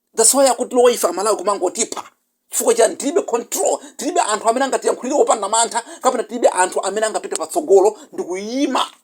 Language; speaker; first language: Nyanja; non-native, local second language; Yao